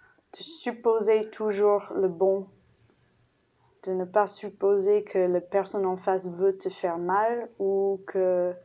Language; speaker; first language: French; non-native, fluent; English